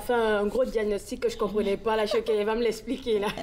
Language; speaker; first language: French; native; French